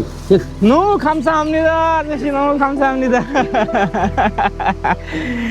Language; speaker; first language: Korean; non-native, learner; Bangla